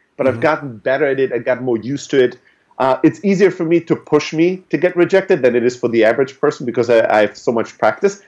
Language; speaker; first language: English; early bilingual, other home language; German